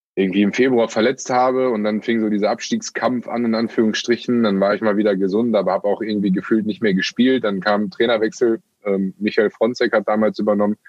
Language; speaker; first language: German; native; German